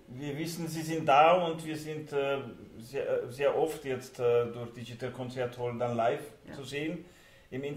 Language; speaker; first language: German; non-native, fluent; Hungarian